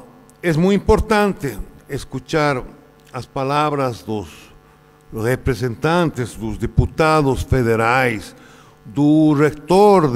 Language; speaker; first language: Portuguese; non-native, learner; Spanish